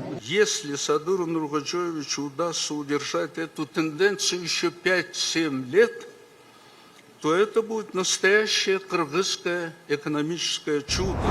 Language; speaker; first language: Russian; non-native, local second language; Kyrgyz